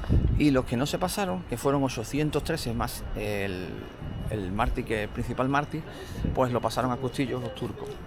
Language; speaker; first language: Spanish; native; Spanish